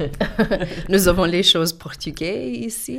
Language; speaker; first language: French; non-native, learner; Ukrainian